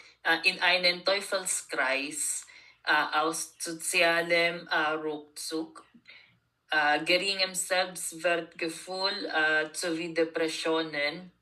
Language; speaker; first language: German; non-native, learner; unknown